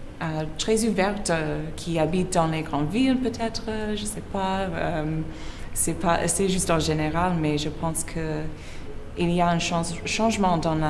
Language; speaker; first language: French; non-native, learner; English